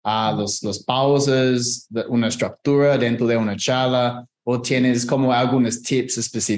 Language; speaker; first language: Spanish; non-native, fluent; English